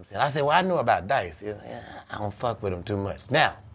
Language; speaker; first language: English; native; English